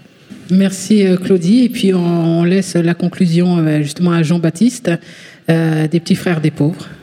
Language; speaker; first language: French; native; French